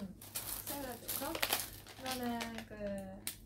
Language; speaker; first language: Korean; non-native, learner; Japanese